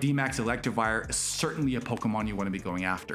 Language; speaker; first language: English; native; English